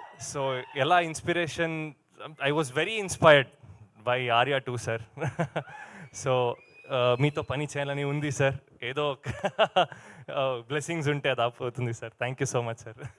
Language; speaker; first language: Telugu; non-native, learner; Kannada